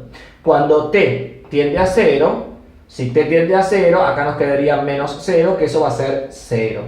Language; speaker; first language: Spanish; native; Spanish